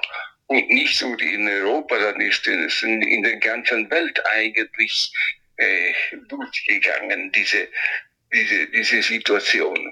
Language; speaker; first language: German; non-native, local second language; Italian